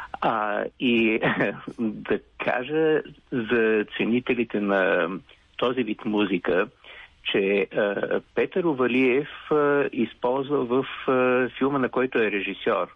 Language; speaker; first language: Bulgarian; native; Bulgarian